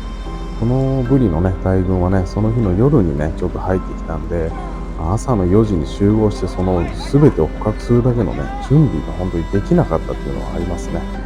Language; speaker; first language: Japanese; native; Japanese